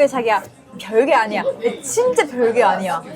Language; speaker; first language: Korean; non-native, learner; Japanese